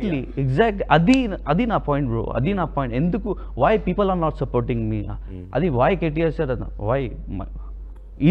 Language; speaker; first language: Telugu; non-native, local second language; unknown